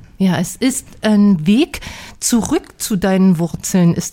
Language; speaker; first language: German; native; German